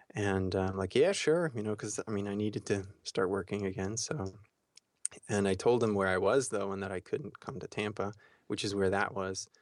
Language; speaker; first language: English; early bilingual, heritage; German